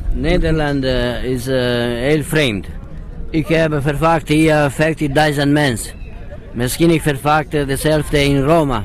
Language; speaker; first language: Dutch; non-native, learner; Italian